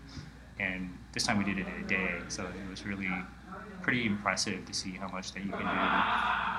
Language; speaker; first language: English; native; English